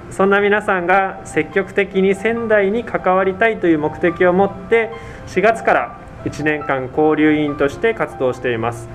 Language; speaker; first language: Japanese; native; Japanese